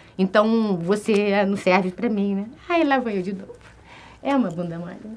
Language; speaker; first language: Portuguese; native; Portuguese